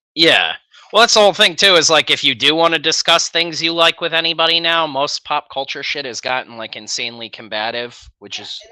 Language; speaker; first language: English; native; English